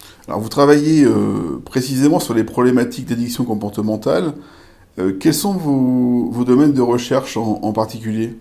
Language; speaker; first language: French; native; French